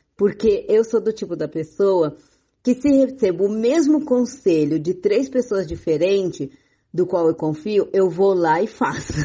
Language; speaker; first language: Portuguese; native; Portuguese